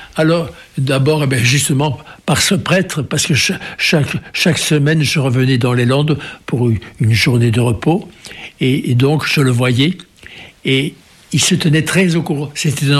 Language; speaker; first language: French; native; French